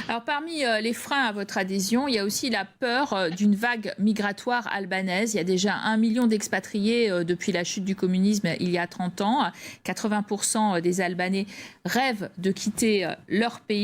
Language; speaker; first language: French; native; French